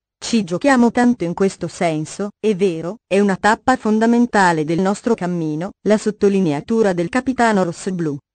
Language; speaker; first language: Italian; native; Italian